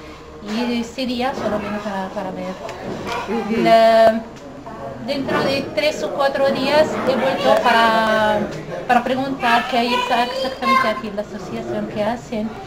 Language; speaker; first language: Spanish; non-native, learner; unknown